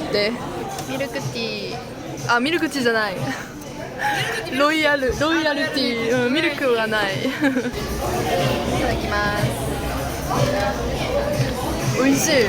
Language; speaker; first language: Japanese; non-native, learner; French